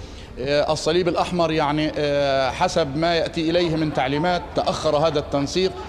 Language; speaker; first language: Arabic; native; Arabic